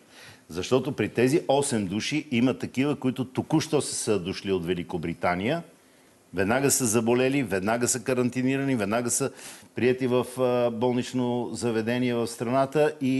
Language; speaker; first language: Bulgarian; native; Bulgarian